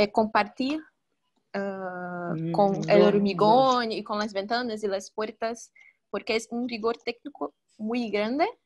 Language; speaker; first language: Spanish; non-native, fluent; Portuguese